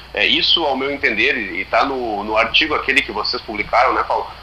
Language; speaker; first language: Portuguese; native; Portuguese